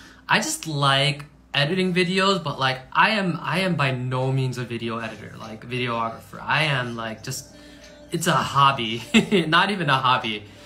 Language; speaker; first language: English; early bilingual, other home language; Korean